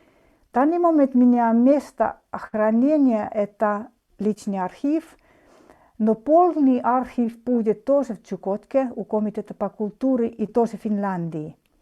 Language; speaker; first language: Russian; non-native, fluent; Finnish